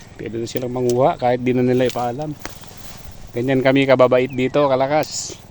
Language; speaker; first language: Filipino; non-native, local second language; Iloko